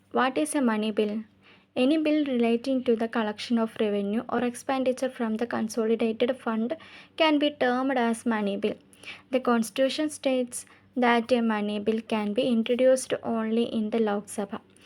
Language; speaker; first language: English; non-native, local second language; Malayalam